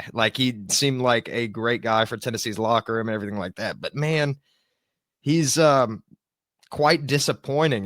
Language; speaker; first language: English; native; English